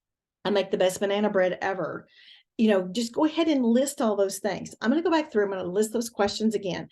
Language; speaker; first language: English; native; English